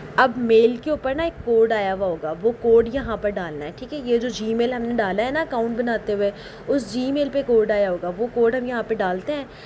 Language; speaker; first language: Urdu; native; Urdu